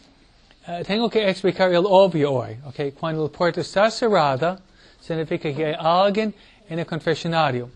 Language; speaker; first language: Spanish; non-native, fluent; English